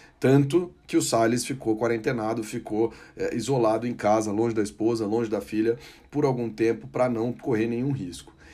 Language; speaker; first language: Portuguese; native; Portuguese